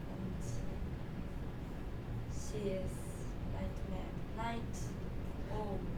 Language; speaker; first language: English; non-native, learner; Japanese